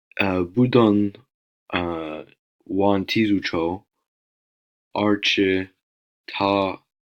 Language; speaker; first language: Chinese; non-native, learner; English